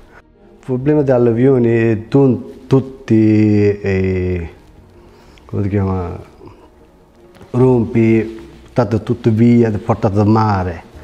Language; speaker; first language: Italian; non-native, learner; Bangla